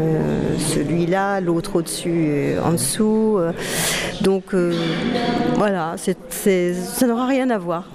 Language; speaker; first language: French; native; French